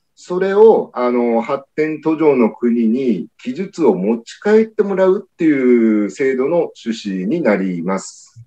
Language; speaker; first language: Japanese; native; Japanese